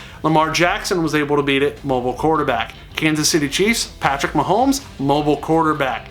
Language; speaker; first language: English; native; English